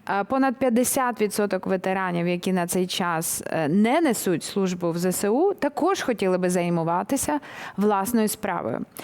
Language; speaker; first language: Ukrainian; native; Ukrainian